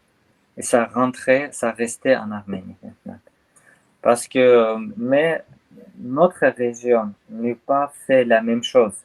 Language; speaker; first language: French; non-native, learner; Armenian